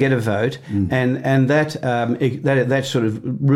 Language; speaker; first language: English; native; English